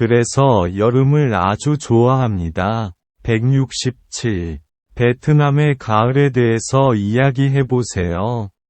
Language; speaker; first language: Korean; non-native, learner; Vietnamese